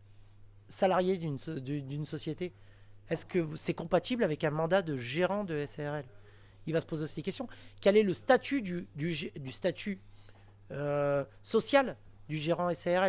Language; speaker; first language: French; native; French